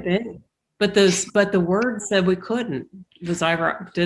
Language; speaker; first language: English; native; English